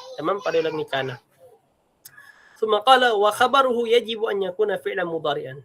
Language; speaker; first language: Arabic; non-native, fluent; Filipino